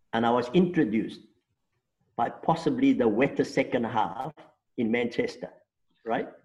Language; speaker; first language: English; non-native, local second language; Afrikaans